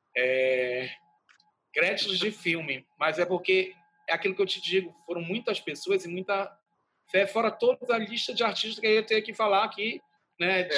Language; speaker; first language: Portuguese; native; Portuguese